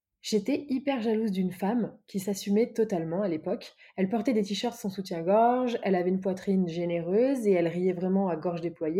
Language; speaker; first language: French; native; French